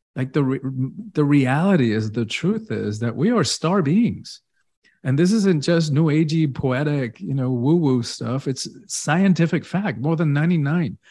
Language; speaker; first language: English; early bilingual, other home language; Spanish